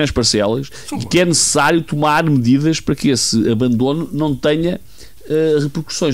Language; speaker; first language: Portuguese; native; Portuguese